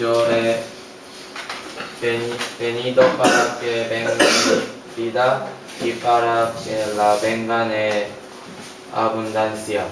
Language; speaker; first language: Spanish; non-native, learner; Korean